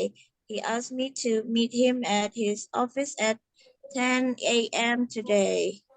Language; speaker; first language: English; non-native, learner; Indonesian